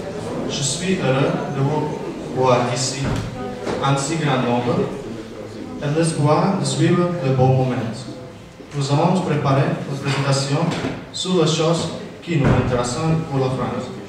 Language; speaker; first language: French; non-native, learner; Slovak